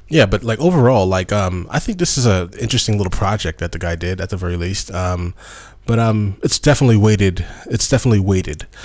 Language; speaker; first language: English; native; English